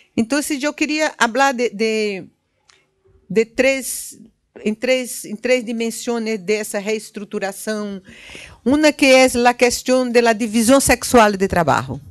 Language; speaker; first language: Portuguese; native; Portuguese